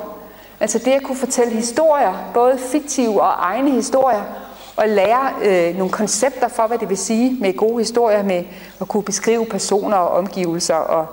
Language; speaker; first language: Danish; native; Danish